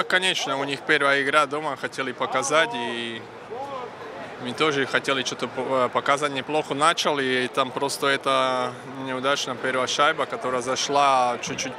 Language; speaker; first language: Russian; non-native, fluent; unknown